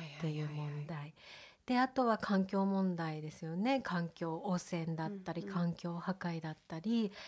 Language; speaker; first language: Japanese; native; Japanese